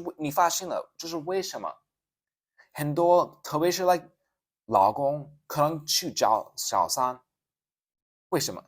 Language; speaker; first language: Chinese; non-native, fluent; English